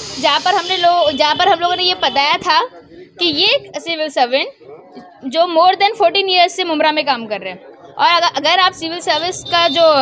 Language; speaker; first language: Hindi; native; Hindi